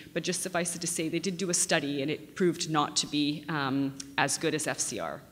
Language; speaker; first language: English; native; English